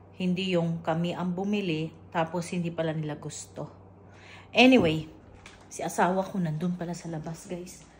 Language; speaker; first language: Filipino; native; Filipino